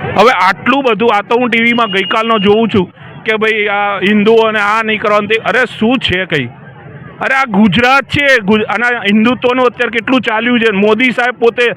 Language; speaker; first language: Gujarati; native; Gujarati